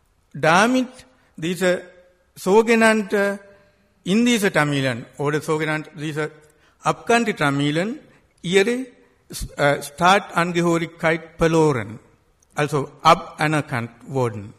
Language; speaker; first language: German; non-native, fluent; Sinhala